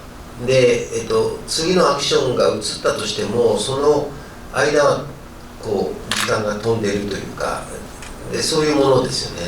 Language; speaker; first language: Japanese; native; Japanese